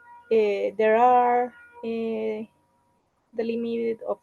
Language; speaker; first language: English; non-native, learner; Spanish